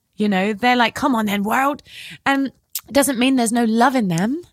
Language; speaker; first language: English; native; English